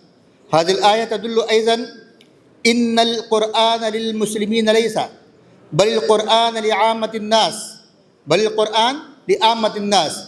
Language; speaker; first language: Arabic; non-native, learner; Urdu